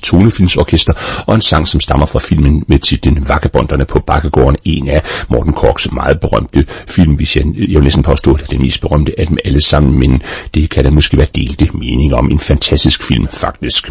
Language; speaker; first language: Danish; native; Danish